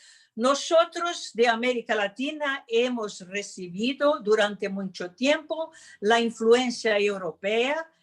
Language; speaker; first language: Spanish; non-native, fluent; Portuguese